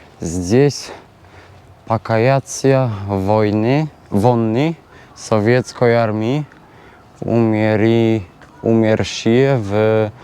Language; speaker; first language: Russian; non-native, learner; Polish